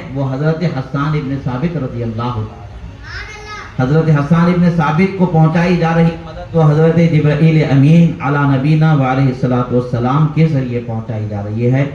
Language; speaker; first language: Urdu; native; Urdu